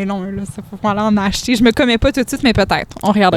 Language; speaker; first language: French; native; French